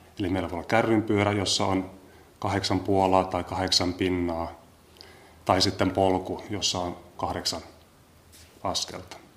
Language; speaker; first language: Finnish; native; Finnish